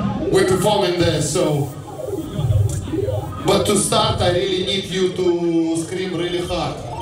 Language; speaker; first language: English; non-native, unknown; Russian